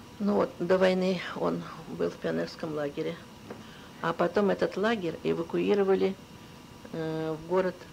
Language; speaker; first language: Russian; native; Russian